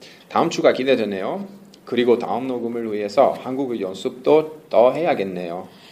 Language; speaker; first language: Korean; non-native, fluent; Italian